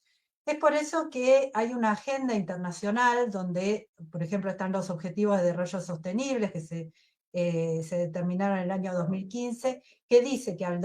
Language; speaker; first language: Spanish; native; Spanish